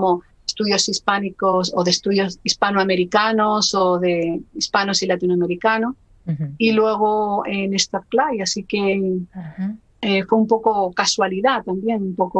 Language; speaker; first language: Spanish; native; Spanish